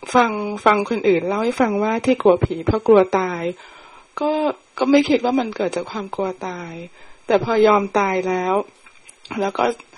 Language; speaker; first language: Thai; native; Thai